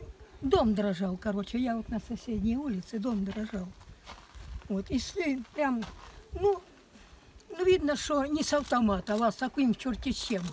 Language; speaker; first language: Russian; native; Russian